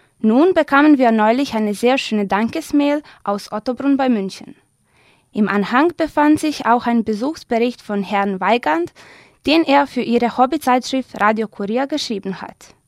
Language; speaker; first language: German; non-native, fluent; Serbian